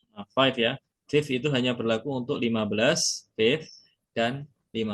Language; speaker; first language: Indonesian; native; Indonesian